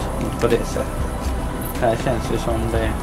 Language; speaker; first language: Swedish; native; Swedish